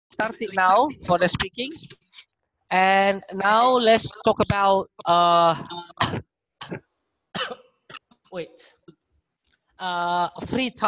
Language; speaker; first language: English; non-native, learner; Indonesian